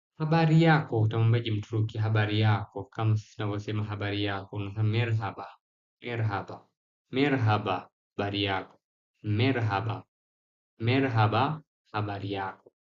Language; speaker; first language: Swahili; native; Swahili